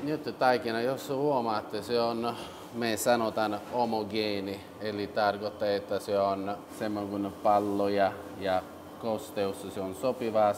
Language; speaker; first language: Finnish; non-native, learner; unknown